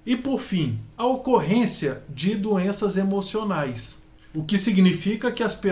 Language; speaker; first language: Portuguese; native; Portuguese